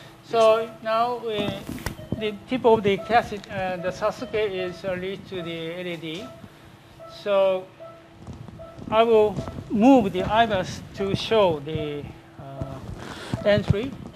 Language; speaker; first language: English; non-native, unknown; Japanese